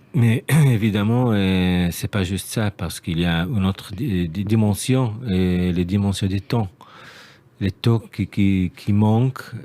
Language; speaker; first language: French; non-native, learner; Hebrew